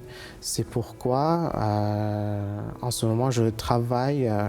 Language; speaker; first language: French; non-native, fluent; Uzbek